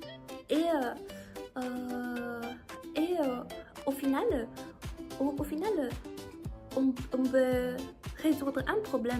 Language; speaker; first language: French; non-native, learner; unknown